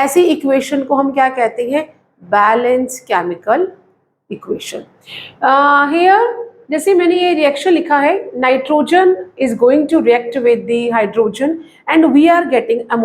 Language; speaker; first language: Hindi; native; Hindi